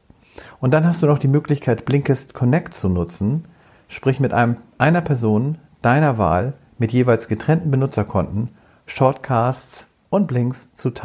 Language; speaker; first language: German; native; German